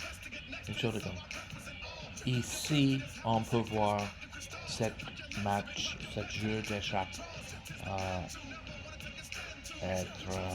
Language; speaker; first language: French; non-native, learner; English